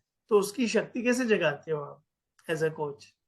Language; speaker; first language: Hindi; native; Hindi